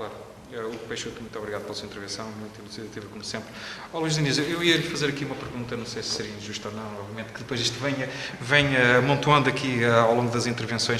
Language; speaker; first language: Portuguese; native; Portuguese